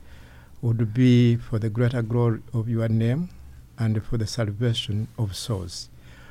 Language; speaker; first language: English; non-native, local second language; Ganda